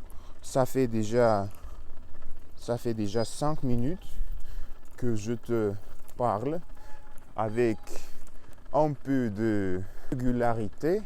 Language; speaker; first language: French; non-native, learner; Russian